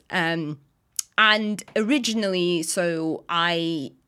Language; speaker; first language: English; non-native, fluent; Russian